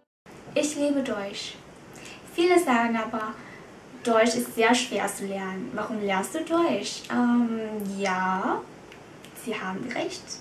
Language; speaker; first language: German; non-native, fluent; Vietnamese